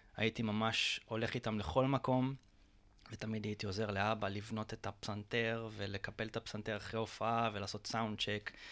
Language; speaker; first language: Hebrew; native; Hebrew